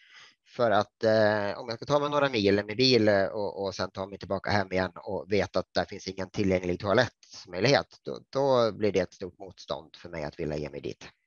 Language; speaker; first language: Swedish; native; Swedish